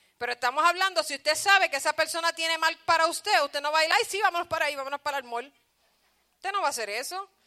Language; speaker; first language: Spanish; early bilingual, heritage; Spanish